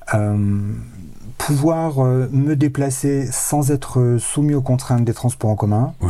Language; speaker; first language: French; native; French